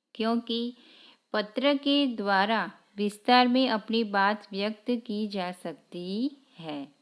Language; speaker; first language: Hindi; non-native, local second language; Gujarati